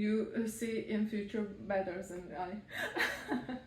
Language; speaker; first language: English; non-native, learner; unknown